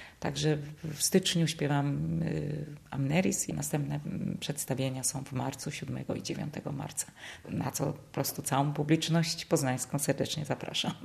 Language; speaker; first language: Polish; early bilingual, heritage; Polish